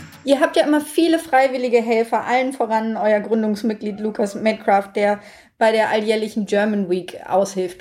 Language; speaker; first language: German; native; German